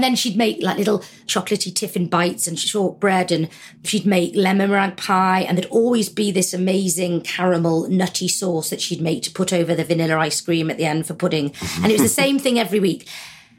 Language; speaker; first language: English; native; English